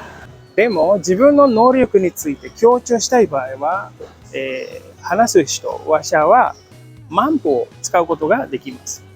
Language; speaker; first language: Japanese; non-native, fluent; Indonesian